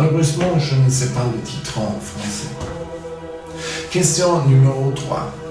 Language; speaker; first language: French; non-native, fluent; German